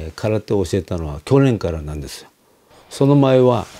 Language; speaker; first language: Japanese; native; Japanese